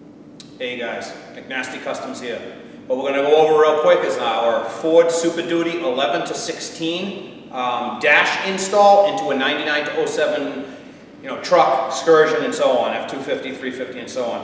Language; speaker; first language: English; native; English